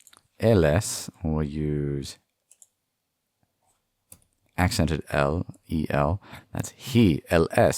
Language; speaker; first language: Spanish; non-native, learner; English